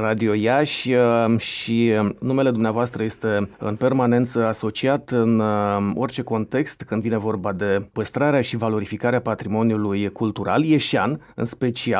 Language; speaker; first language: Romanian; native; Romanian